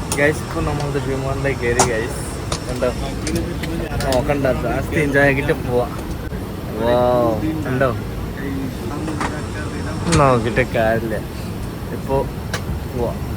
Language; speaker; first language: Malayalam; non-native, learner; Bangla